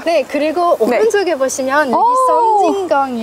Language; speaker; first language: Korean; non-native, learner; French